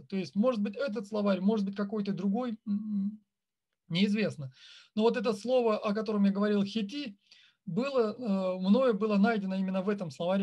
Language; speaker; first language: Russian; native; Russian